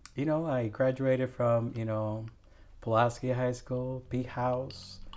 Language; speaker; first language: English; non-native, fluent; Spanish